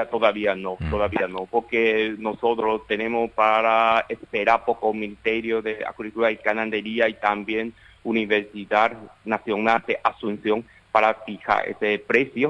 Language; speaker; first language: Spanish; non-native, learner; Chinese